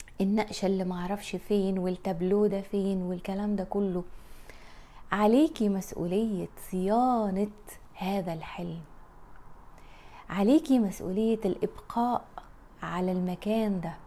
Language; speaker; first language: Arabic; native; Arabic